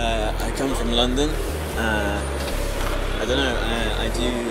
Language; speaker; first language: English; native; English